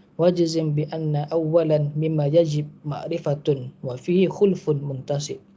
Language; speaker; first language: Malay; native; Malay